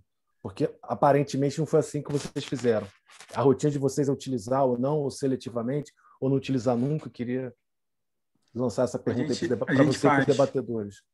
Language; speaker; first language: Portuguese; native; Portuguese